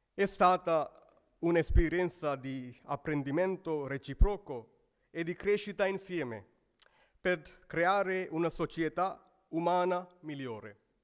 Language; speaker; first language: Italian; non-native, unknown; Sinhala